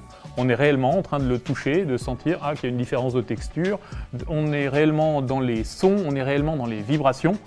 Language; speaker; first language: French; native; French